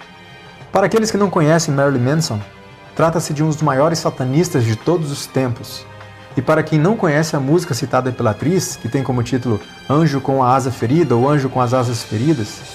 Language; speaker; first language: Portuguese; native; Portuguese